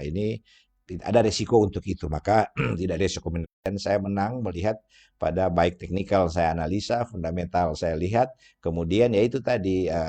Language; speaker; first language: Indonesian; native; Indonesian